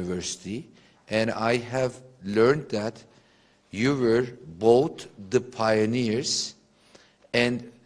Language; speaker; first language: English; non-native, fluent; Turkish